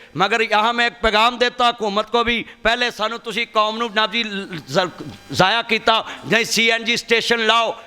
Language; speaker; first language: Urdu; non-native, local second language; Punjabi